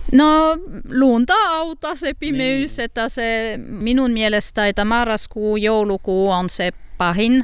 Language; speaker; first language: Finnish; non-native, learner; French